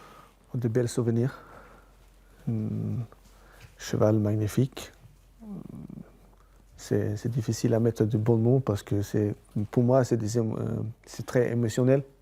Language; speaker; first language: French; non-native, fluent; Swedish